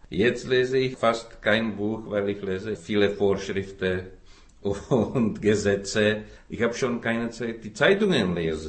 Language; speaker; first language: German; non-native, fluent; Czech